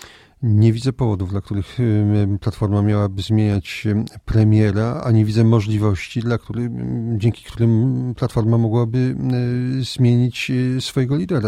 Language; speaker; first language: Polish; native; Polish